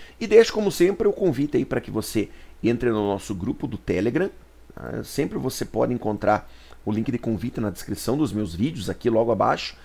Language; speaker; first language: Portuguese; native; Portuguese